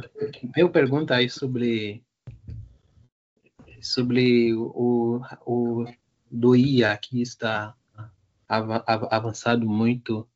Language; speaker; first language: Portuguese; non-native, learner; Haitian Creole